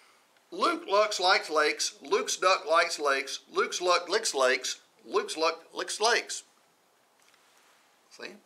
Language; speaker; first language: English; native; English